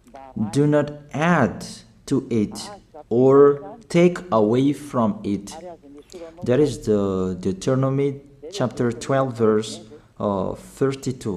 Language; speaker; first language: English; non-native, fluent; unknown